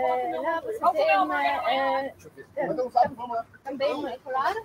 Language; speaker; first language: Portuguese; non-native, learner; Polish